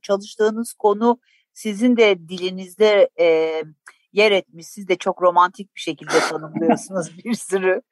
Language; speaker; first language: Turkish; native; Turkish